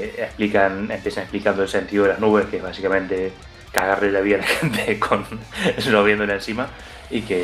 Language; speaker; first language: Spanish; native; Spanish